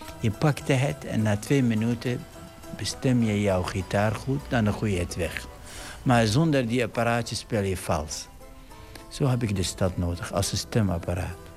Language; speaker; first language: Dutch; non-native, fluent; Arabic